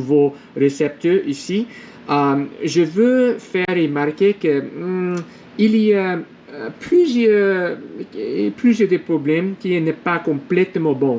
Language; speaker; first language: French; non-native, learner; English